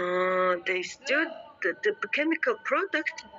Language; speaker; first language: English; non-native, learner; Mongolian